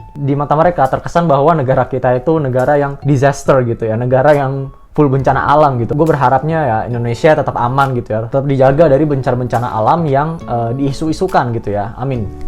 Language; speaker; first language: Indonesian; native; Indonesian